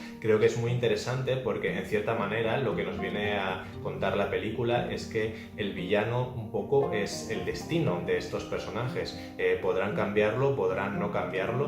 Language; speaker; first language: Spanish; native; Spanish